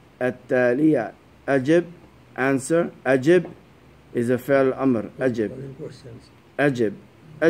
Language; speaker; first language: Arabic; non-native, fluent; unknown